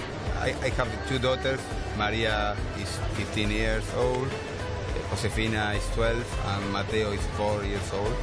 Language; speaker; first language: English; non-native, learner; Spanish